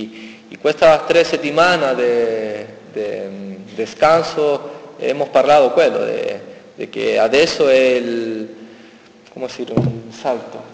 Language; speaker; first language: Italian; non-native, learner; Spanish